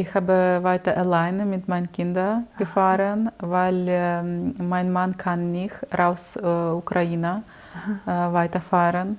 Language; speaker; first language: German; non-native, learner; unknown